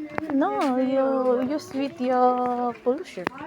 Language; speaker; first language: English; non-native, learner; Filipino